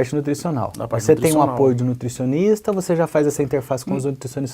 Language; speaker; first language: Portuguese; native; Portuguese